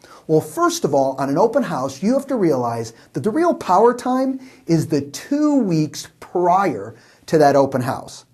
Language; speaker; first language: English; native; English